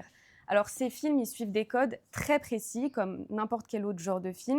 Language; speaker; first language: French; native; French